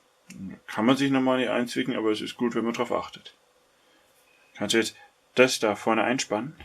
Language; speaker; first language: German; native; German